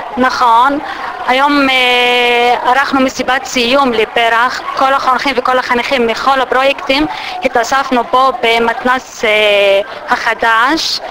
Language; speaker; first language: Hebrew; non-native, local second language; Arabic